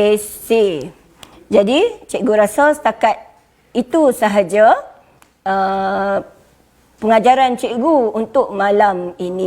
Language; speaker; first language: Malay; native; Malay